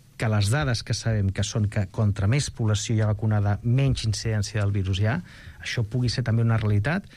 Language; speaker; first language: Catalan; non-native, local second language; Spanish